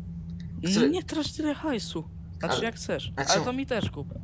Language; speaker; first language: Polish; native; Polish